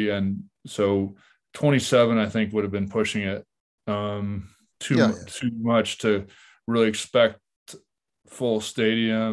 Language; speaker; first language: English; native; English